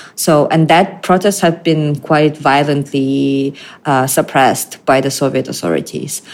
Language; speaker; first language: English; non-native, fluent; Russian